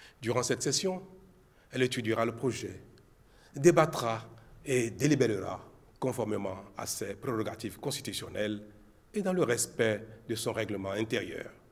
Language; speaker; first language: French; non-native, local second language; Fon